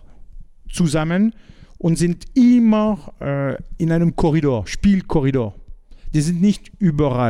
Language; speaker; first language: German; non-native, learner; French